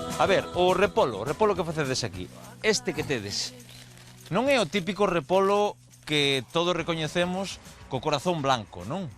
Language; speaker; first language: Galician; native; Galician